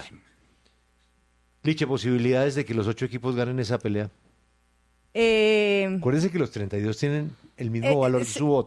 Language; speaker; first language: Spanish; native; Spanish